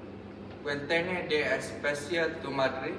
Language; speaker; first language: Spanish; non-native, learner; Malay